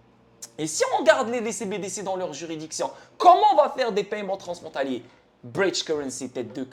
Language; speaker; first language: French; native; French